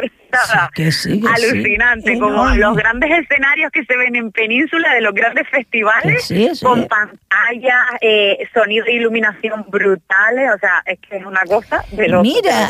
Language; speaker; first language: Spanish; native; Spanish